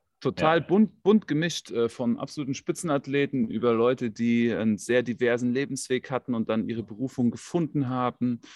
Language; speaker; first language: German; native; German